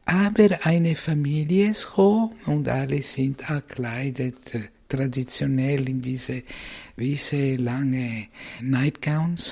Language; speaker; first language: German; non-native, fluent; Italian